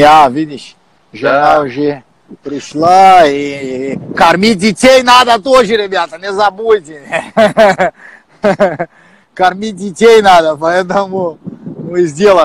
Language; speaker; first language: Russian; non-native, learner; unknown